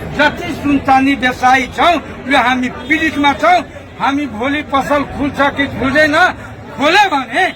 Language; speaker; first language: Nepali; non-native, local second language; Maithili